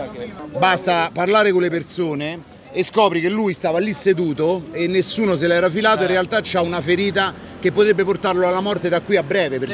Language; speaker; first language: Italian; native; Italian